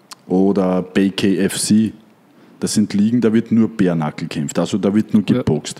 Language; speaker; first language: German; native; German